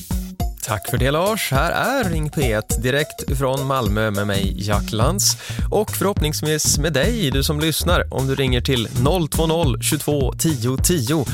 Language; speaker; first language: Swedish; native; Swedish